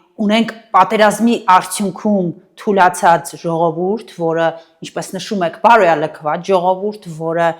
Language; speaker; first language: Armenian; native; Armenian